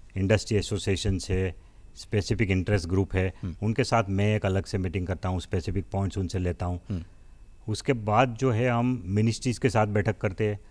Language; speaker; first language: Hindi; non-native, local second language; Gujarati